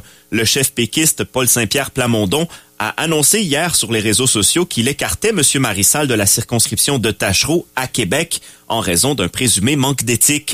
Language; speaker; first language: French; native; French